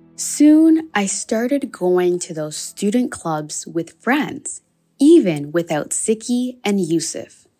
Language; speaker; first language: English; native; English